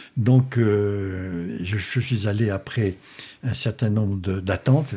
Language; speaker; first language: French; native; French